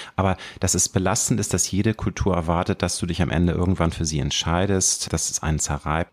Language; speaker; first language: German; native; German